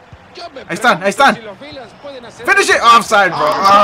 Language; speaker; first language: Spanish; early bilingual, heritage; Spanish